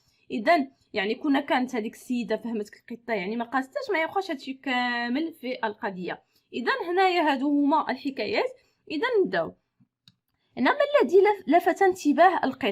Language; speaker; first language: Arabic; native; Arabic